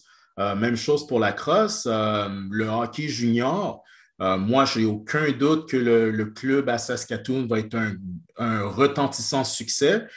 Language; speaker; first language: French; native; French